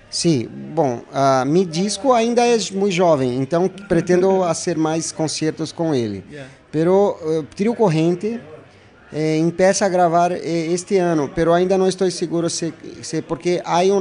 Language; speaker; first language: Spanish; non-native, fluent; Portuguese